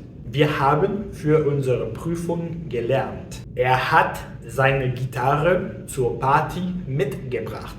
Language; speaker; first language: German; non-native, fluent; French